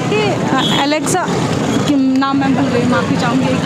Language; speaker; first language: Hindi; native; Hindi